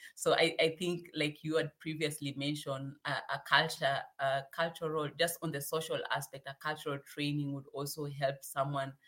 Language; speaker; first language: English; non-native, local second language; Swahili